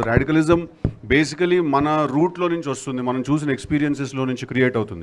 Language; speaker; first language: Telugu; native; Telugu